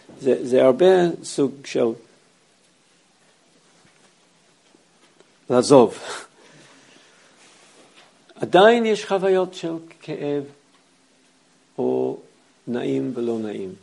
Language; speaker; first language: Hebrew; non-native, fluent; English